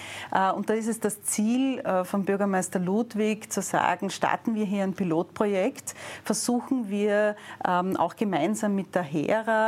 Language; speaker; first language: German; native; German